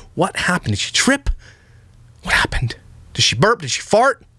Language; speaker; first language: English; native; English